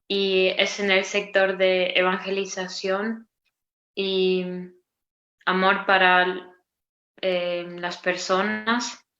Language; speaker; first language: Spanish; non-native, learner; Romanian